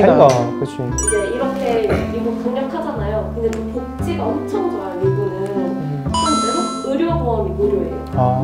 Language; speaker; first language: Korean; native; Korean